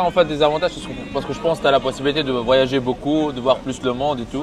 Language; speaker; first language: French; native; French